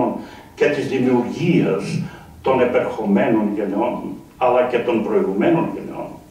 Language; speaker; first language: Greek; native; Greek